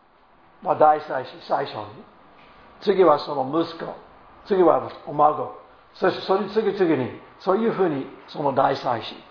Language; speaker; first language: Japanese; non-native, fluent; English